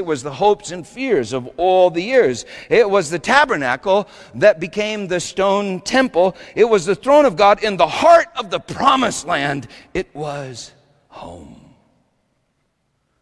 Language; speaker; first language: English; native; English